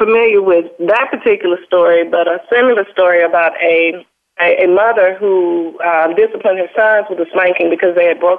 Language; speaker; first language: English; native; English